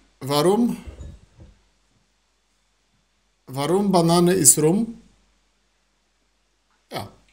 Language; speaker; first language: German; non-native, learner; Polish